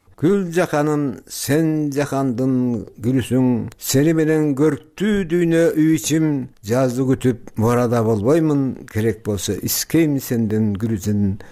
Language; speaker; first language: Kyrgyz; native; Kyrgyz